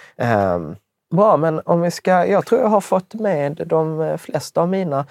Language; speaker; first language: Swedish; early bilingual, other home language; Czech